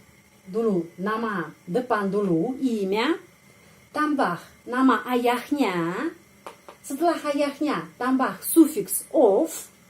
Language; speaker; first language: Indonesian; non-native, fluent; Russian